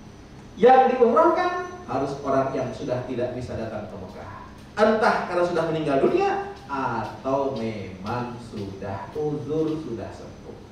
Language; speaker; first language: Indonesian; native; Indonesian